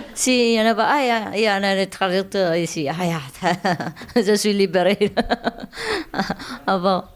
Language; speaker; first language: French; non-native, learner; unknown